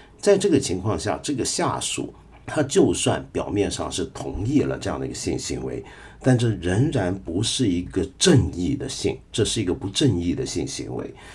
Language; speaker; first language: Chinese; non-native, local second language; Cantonese